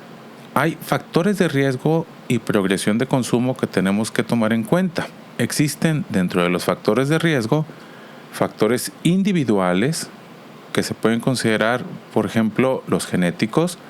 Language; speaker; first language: Spanish; native; Spanish